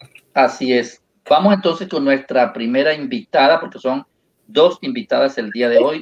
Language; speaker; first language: Spanish; native; Spanish